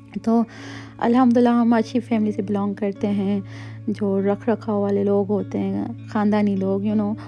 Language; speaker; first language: Urdu; native; Urdu